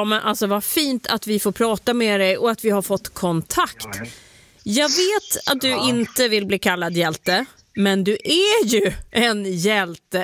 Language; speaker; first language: Swedish; native; Swedish